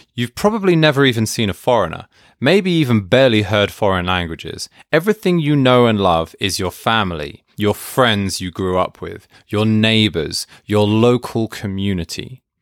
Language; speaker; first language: English; native; English